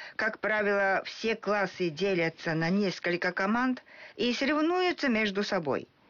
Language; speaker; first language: Russian; non-native, fluent; Japanese